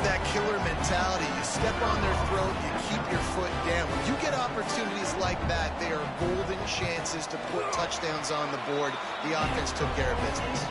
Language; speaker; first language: English; native; English